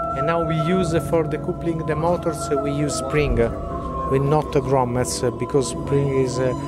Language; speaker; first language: English; non-native, learner; Italian